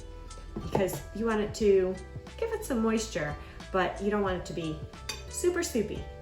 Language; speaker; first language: English; native; English